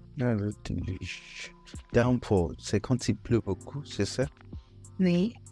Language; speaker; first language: French; non-native, fluent; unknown